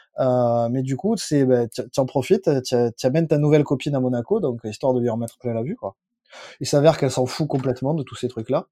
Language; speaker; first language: French; native; French